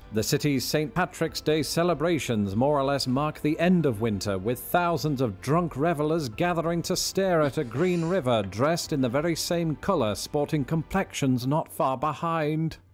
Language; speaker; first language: English; native; English